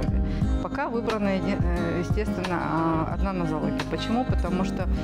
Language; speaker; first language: Russian; native; Russian